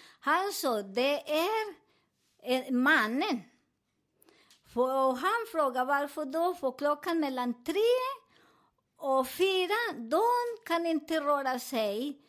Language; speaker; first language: Swedish; non-native, learner; Spanish